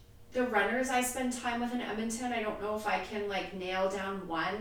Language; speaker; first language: English; native; English